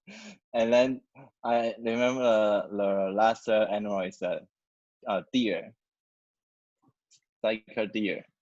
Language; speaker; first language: English; non-native, learner; Chinese